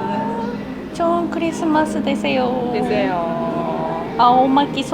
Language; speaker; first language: Korean; non-native, local second language; Japanese